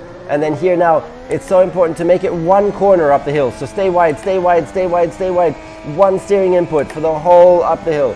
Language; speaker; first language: English; non-native, fluent; German